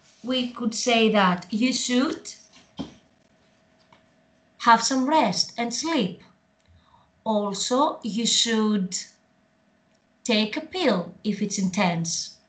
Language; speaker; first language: English; non-native, fluent; Greek